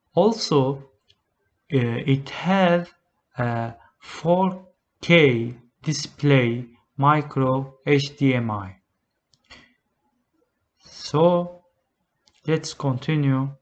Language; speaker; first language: English; non-native, learner; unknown